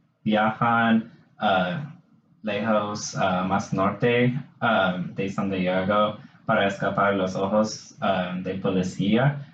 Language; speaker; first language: Spanish; non-native, learner; English